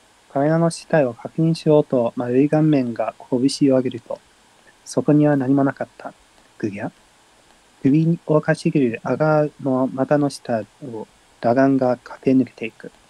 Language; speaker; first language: Japanese; non-native, learner; English